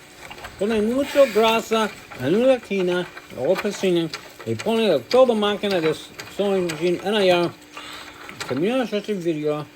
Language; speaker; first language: Spanish; non-native, learner; English